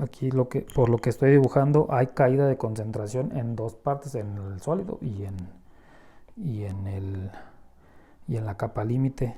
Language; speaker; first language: Spanish; native; Spanish